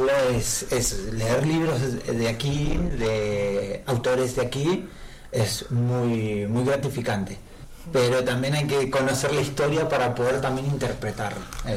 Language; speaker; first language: Catalan; non-native, learner; Spanish